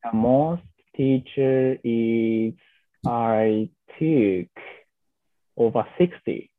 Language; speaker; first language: English; non-native, learner; Japanese